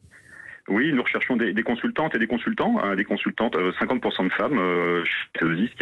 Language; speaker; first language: French; native; French